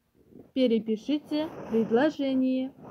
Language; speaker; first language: Russian; non-native, local second language; Kyrgyz